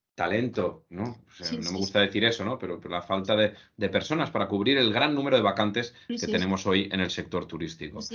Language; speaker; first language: Spanish; native; Spanish